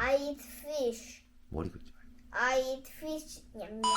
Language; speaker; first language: English; non-native, learner; Korean